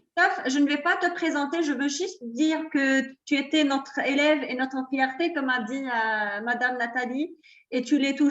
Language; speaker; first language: French; non-native, local second language; Arabic